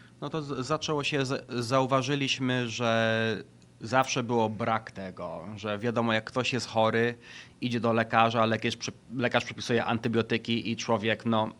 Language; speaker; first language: Polish; early bilingual, heritage; Polish